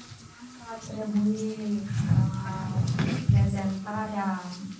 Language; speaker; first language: Romanian; native; Romanian